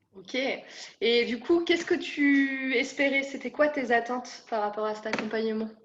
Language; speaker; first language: French; native; French